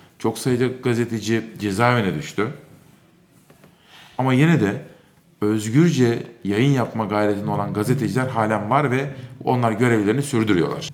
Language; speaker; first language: Turkish; native; Turkish